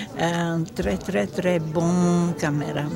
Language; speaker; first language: French; non-native, fluent; Czech